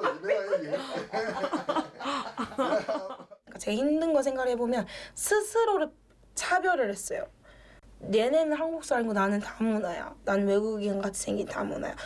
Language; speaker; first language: Korean; early bilingual, other home language; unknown